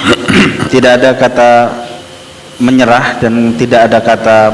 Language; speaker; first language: Indonesian; native; Indonesian